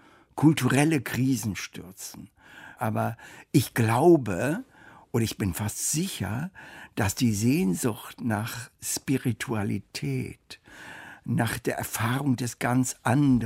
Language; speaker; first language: German; native; German